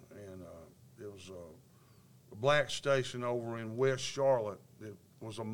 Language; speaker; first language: English; native; English